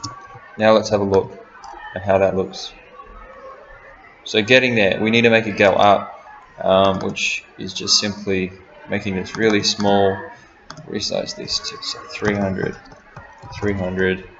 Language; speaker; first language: English; native; English